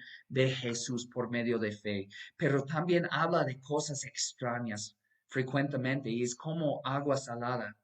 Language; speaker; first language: Spanish; non-native, fluent; English